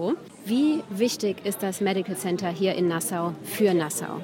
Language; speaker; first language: German; native; German